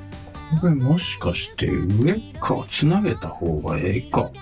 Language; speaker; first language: Japanese; native; Japanese